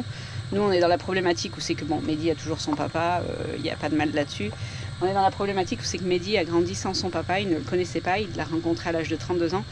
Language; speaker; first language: French; native; French